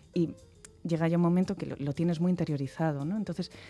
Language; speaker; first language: Spanish; native; Spanish